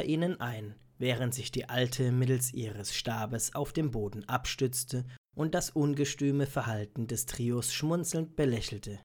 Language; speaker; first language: German; native; German